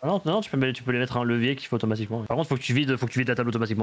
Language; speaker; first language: French; native; French